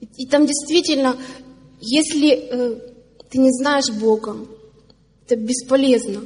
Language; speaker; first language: Russian; native; Russian